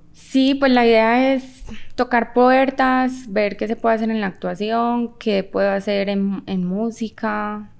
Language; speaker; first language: Spanish; native; Spanish